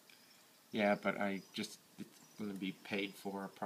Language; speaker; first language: English; native; English